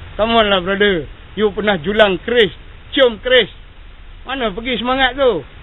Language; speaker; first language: Malay; native; Malay